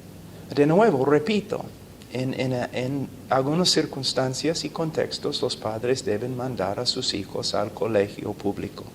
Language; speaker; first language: Spanish; non-native, fluent; English